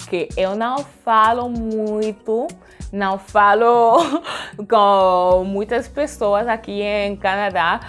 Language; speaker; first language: Portuguese; non-native, learner; French